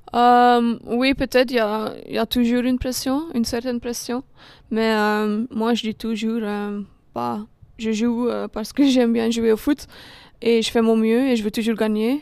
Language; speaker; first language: French; non-native, local second language; Dutch